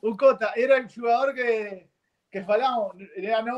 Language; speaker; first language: Portuguese; non-native, fluent; Spanish